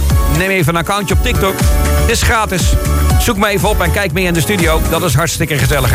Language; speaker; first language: Dutch; native; Dutch